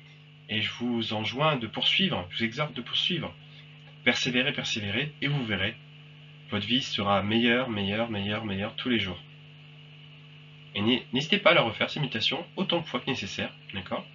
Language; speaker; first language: French; native; French